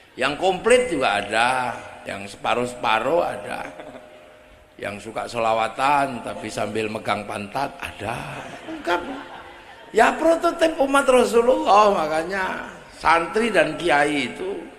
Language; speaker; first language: Indonesian; non-native, local second language; Javanese